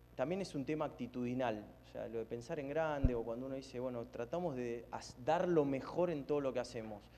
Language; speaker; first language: Spanish; native; Spanish